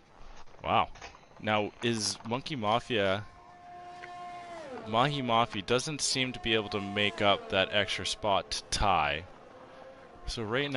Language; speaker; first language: English; native; English